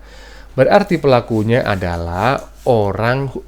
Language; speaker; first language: Indonesian; native; Indonesian